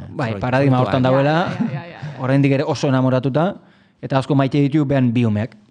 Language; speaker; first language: Basque; native; Basque